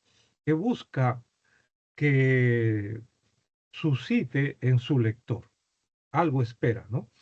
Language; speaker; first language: Spanish; native; Spanish